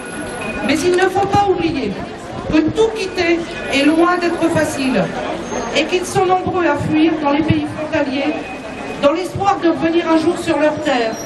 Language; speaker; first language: French; native; French